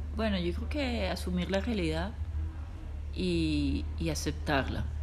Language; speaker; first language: Spanish; native; Spanish